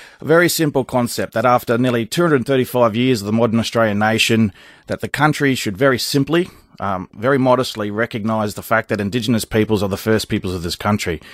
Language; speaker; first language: English; native; English